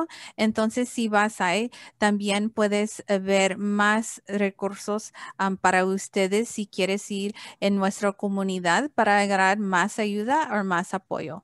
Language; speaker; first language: Spanish; early bilingual, heritage; English